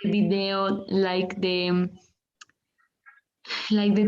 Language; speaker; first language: English; non-native, learner; Spanish